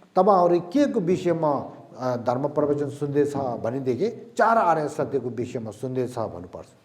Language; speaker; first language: Nepali; non-native, local second language; Tibetan